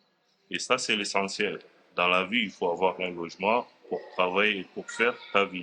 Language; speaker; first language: French; non-native, fluent; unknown